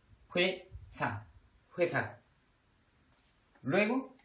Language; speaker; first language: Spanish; non-native, fluent; Korean